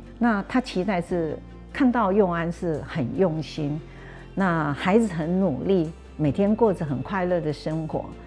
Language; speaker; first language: Chinese; non-native, local second language; Hakka Chinese